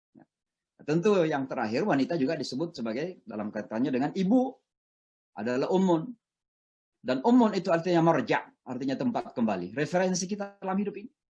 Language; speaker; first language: Indonesian; non-native, local second language; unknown